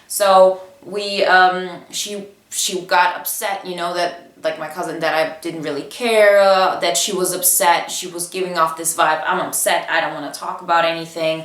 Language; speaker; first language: English; non-native, fluent; Bulgarian